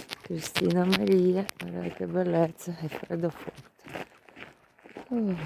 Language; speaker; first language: Italian; non-native, learner; Ukrainian